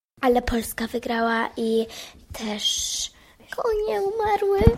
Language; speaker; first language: Polish; early bilingual, heritage; English